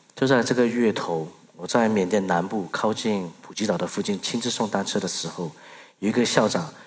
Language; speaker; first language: Chinese; early bilingual, other home language; Burmese